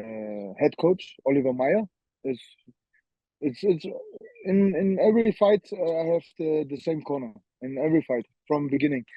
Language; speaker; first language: English; non-native, learner; German